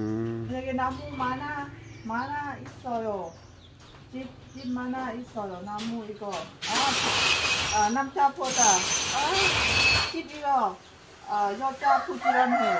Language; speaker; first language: Korean; non-native, learner; Lao